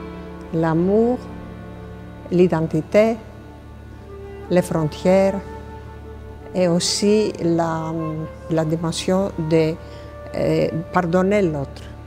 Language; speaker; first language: French; non-native, fluent; Greek